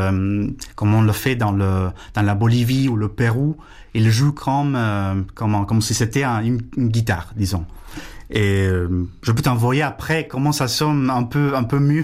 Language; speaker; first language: French; non-native, fluent; Spanish